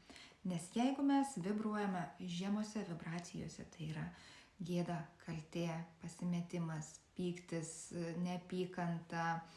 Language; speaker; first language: Lithuanian; native; Lithuanian